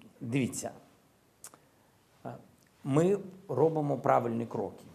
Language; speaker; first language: Ukrainian; non-native, local second language; Russian